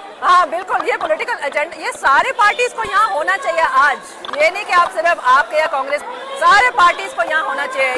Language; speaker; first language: Hindi; native; Hindi